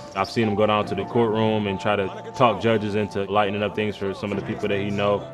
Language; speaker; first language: English; native; English